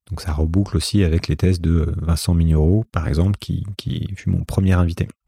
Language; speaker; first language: French; native; French